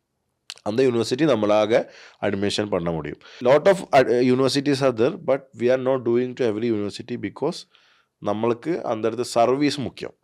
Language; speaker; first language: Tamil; non-native, learner; Malayalam